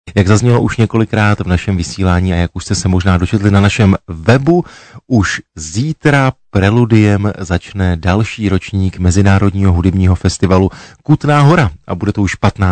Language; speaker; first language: Czech; native; Czech